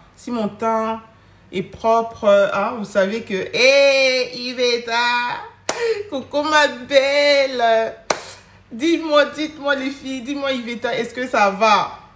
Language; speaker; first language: French; early bilingual, other home language; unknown